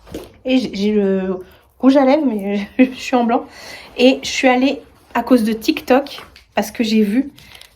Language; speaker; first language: French; native; French